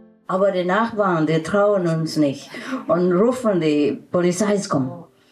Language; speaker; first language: German; non-native, learner; Vietnamese